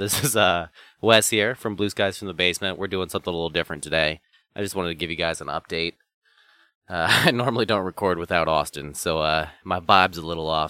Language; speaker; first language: English; native; English